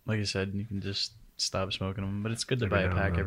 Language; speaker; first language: English; native; English